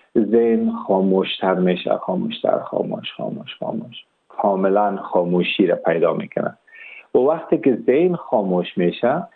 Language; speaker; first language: Persian; early bilingual, heritage; Persian